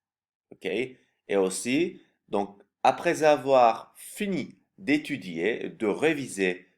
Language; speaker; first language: French; non-native, fluent; Turkish